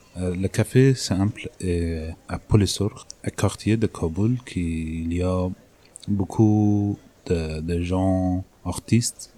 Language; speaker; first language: French; non-native, learner; Persian